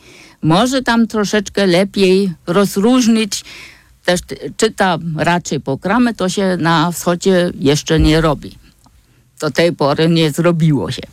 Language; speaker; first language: Polish; non-native, fluent; German